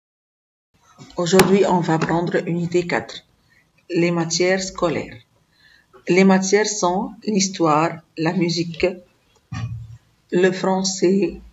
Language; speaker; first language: French; non-native, fluent; Arabic